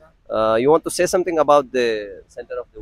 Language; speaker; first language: English; non-native, learner; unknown